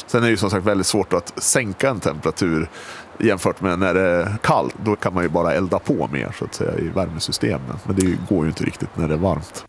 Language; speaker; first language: Swedish; native; Swedish